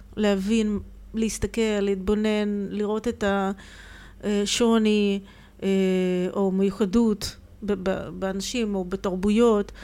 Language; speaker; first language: Hebrew; non-native, fluent; Russian